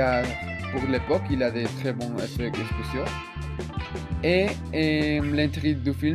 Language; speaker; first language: French; non-native, learner; Spanish